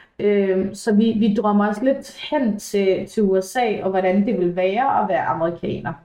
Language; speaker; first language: Danish; early bilingual, other home language; English